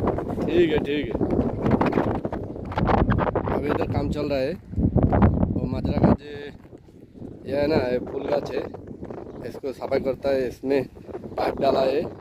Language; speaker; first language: Hindi; non-native, learner; Bangla